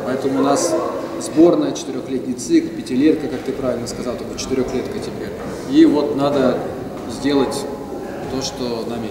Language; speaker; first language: Russian; native; Russian